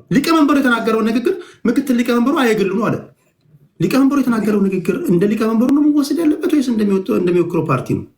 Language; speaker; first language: Amharic; native; Amharic